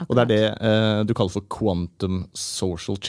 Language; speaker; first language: Norwegian; native; Norwegian